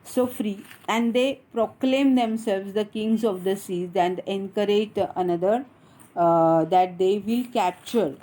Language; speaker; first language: English; non-native, local second language; Marathi